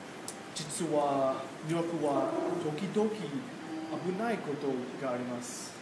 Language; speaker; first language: Japanese; non-native, learner; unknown